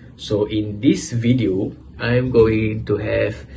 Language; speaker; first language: English; non-native, local second language; Malay